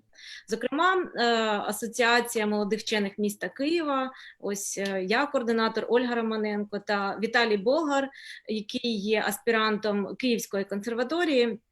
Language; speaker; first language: Ukrainian; native; Ukrainian